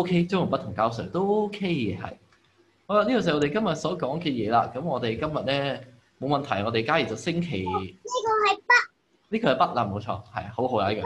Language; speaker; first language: Cantonese; native; Cantonese